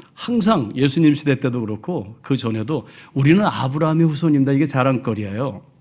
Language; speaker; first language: Korean; early bilingual, heritage; Korean